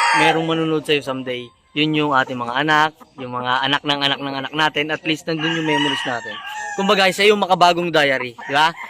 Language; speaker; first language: Filipino; native; Filipino